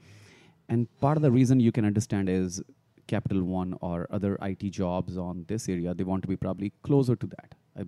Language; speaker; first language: English; non-native, local second language; Punjabi